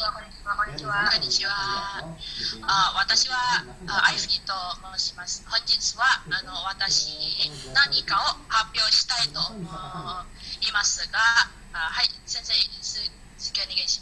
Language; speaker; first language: Japanese; non-native, learner; Indonesian